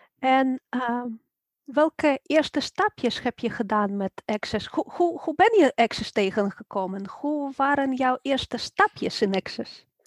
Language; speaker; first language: Dutch; non-native, fluent; Ukrainian